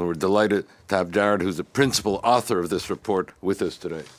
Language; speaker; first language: English; native; English